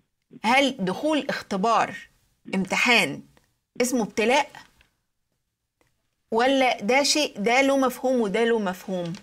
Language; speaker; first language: Arabic; native; Arabic